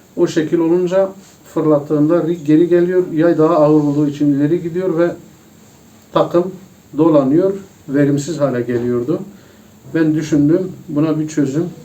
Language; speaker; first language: Turkish; native; Turkish